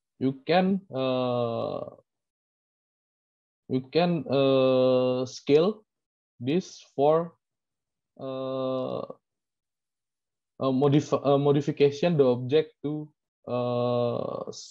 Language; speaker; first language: English; non-native, learner; Indonesian